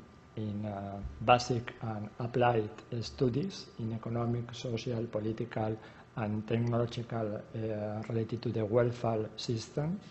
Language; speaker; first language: English; non-native, learner; Spanish